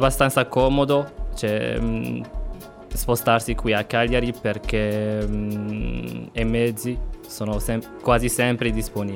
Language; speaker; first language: Italian; non-native, fluent; Arabic